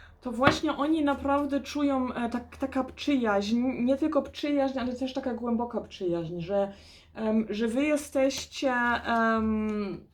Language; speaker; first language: Polish; early bilingual, heritage; Polish